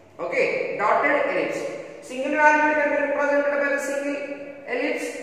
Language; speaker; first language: English; non-native, local second language; Telugu